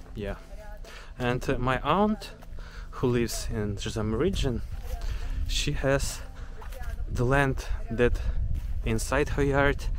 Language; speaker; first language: English; non-native, fluent; Ukrainian